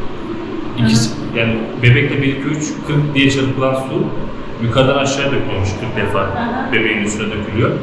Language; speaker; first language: Turkish; native; Turkish